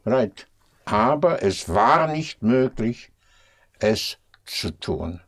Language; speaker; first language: German; non-native, fluent; English